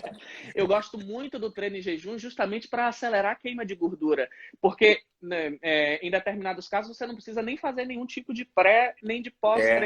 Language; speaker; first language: Portuguese; native; Portuguese